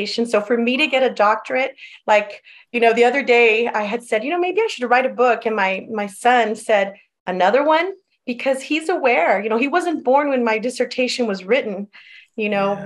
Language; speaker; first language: English; early bilingual, other home language; Spanish